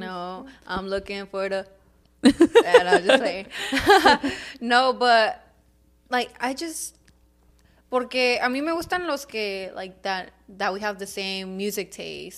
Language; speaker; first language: English; early bilingual, other home language; Spanish